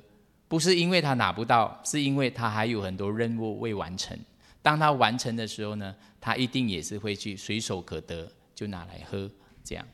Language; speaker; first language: Chinese; native; Chinese